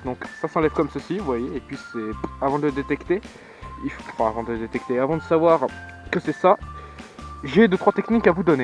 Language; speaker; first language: French; native; French